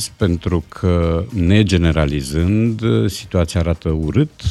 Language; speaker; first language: Romanian; native; Romanian